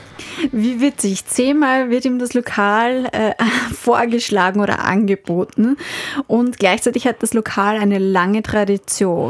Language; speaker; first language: German; native; German